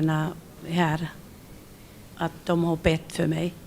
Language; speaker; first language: Swedish; non-native, local second language; Finnish